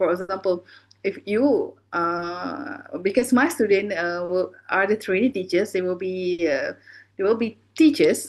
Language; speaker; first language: English; non-native, fluent; Malay